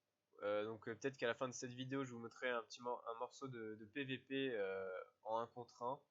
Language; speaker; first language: French; native; French